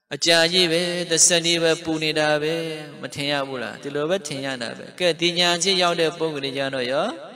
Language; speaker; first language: Burmese; non-native, local second language; Mon